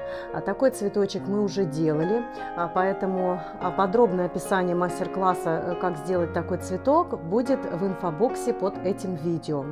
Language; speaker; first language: Russian; native; Russian